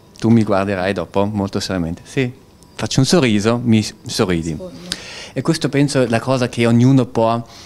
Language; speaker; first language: Italian; non-native, fluent; German